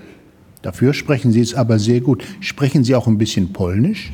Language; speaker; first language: German; native; German